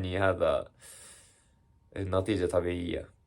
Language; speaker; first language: Arabic; non-native, learner; Japanese